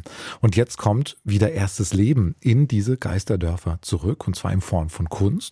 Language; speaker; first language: German; native; German